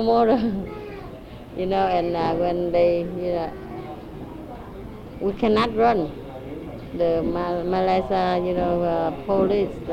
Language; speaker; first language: English; non-native, learner; Vietnamese